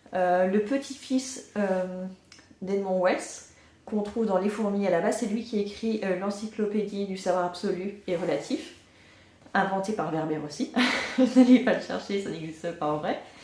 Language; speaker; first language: French; native; French